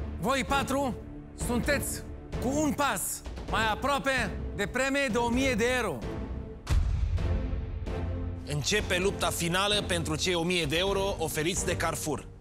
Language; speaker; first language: Romanian; non-native, learner; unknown